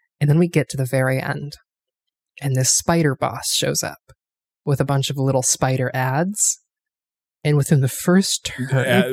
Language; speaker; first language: English; native; English